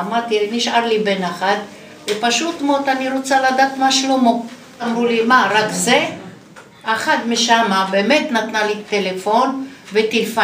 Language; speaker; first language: Hebrew; non-native, fluent; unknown